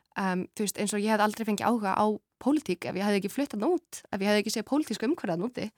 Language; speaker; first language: Icelandic; early bilingual, other home language; Kurdish